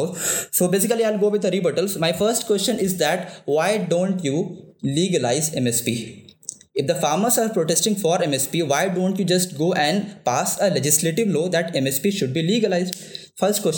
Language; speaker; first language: English; non-native, local second language; Hindi